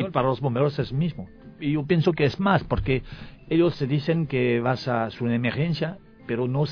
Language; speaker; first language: Spanish; non-native, learner; French